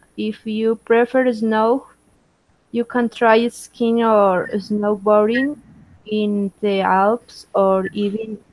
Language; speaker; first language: English; non-native, learner; Spanish